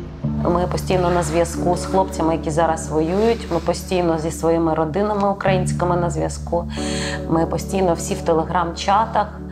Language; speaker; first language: Ukrainian; native; Ukrainian